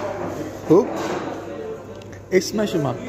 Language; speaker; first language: Persian; non-native, learner; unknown